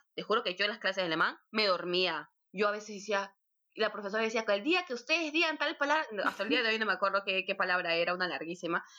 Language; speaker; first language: Spanish; native; Spanish